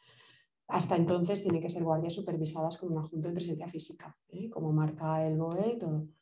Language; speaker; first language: Spanish; native; Spanish